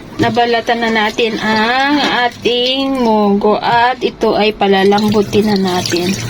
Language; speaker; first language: Filipino; non-native, local second language; Iloko